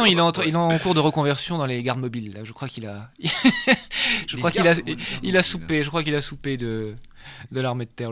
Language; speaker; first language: French; native; French